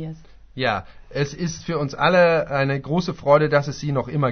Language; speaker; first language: German; native; German